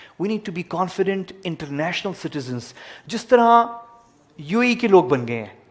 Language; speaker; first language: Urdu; native; Urdu